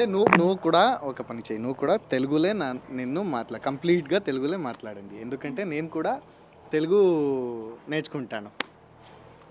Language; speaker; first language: Telugu; non-native, learner; Kannada